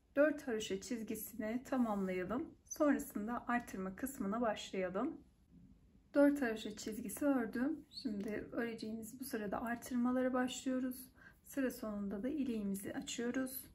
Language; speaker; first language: Turkish; native; Turkish